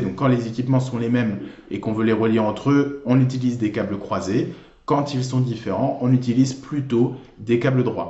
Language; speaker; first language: French; native; French